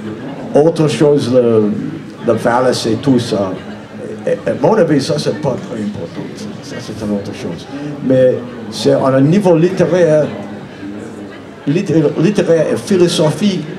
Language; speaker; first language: French; non-native, learner; English